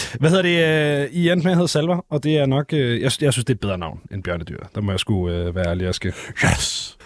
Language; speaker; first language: Danish; native; Danish